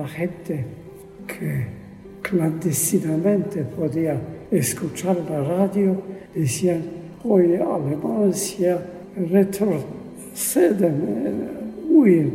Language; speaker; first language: Spanish; non-native, fluent; Polish